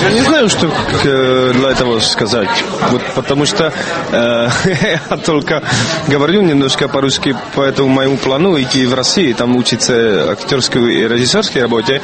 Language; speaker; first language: Russian; non-native, learner; Czech